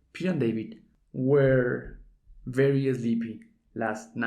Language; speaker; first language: English; non-native, fluent; Spanish